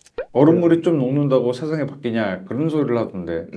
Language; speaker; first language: Korean; native; Korean